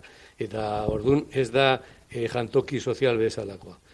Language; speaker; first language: Basque; non-native, local second language; Spanish